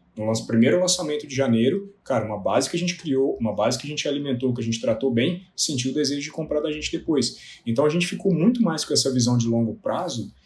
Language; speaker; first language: Portuguese; native; Portuguese